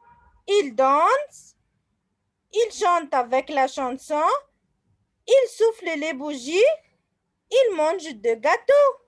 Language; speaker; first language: French; non-native, fluent; Arabic